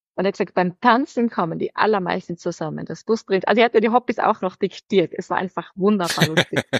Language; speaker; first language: German; native; German